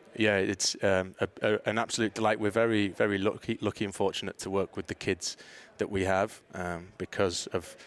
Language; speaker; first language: English; native; English